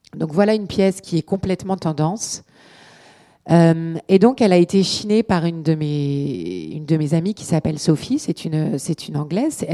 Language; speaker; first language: French; native; French